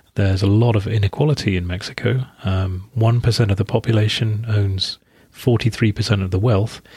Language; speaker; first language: English; native; English